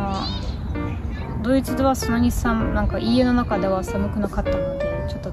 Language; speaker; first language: Japanese; non-native, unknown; Russian